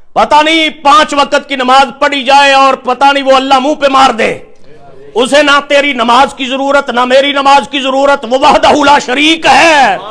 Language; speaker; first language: Urdu; non-native, local second language; Punjabi